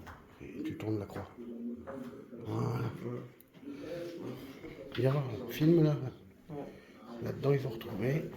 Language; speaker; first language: French; native; French